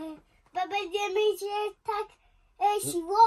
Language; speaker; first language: Polish; early bilingual, heritage; Polish